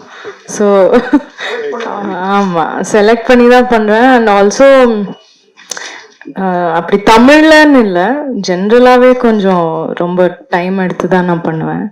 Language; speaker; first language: Tamil; non-native, local second language; Malayalam